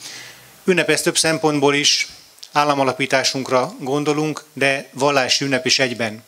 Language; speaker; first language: Hungarian; native; Hungarian